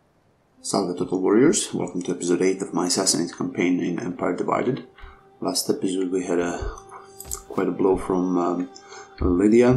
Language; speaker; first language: English; non-native, fluent; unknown